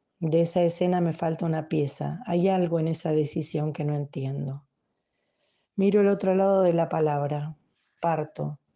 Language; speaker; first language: Spanish; native; Spanish